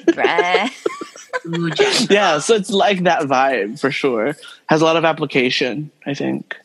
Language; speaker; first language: English; native; English